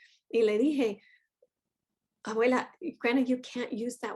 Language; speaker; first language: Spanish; non-native, fluent; English